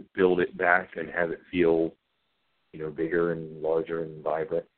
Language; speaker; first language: English; native; English